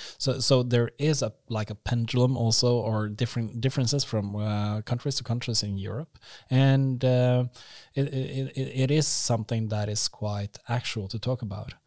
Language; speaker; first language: English; non-native, fluent; Norwegian